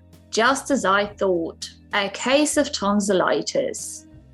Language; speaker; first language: English; non-native, fluent; Ukrainian